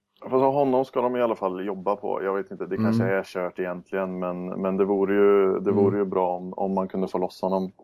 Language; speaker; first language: Swedish; native; Swedish